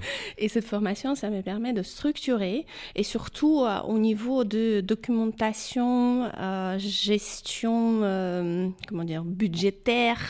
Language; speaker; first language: French; non-native, fluent; Ukrainian